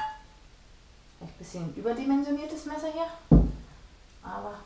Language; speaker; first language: German; native; German